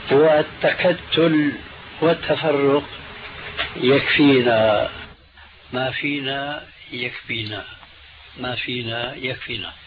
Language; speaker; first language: Arabic; early bilingual, other home language; Albanian